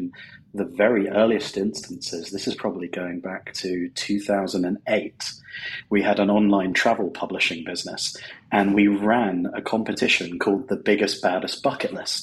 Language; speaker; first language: English; native; English